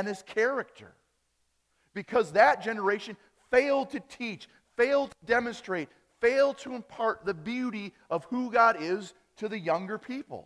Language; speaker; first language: English; early bilingual, other home language; German